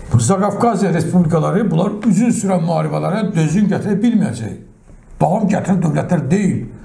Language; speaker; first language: Azerbaijani; non-native, local second language; Talysh